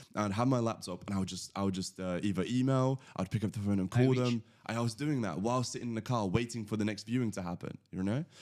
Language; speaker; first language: English; early bilingual, other home language; Latvian